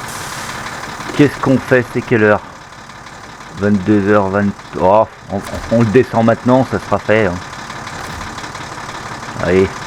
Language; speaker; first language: French; native; French